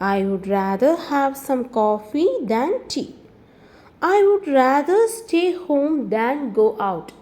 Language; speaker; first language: English; non-native, local second language; Malayalam